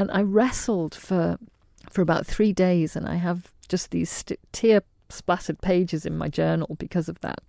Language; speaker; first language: English; native; English